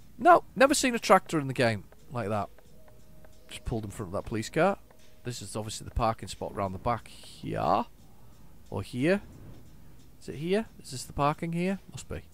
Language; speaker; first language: English; native; English